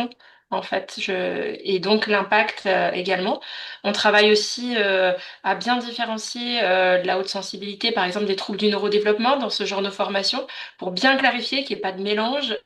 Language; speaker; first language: French; native; French